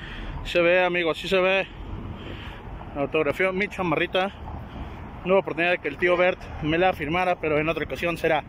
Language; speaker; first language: Spanish; native; Spanish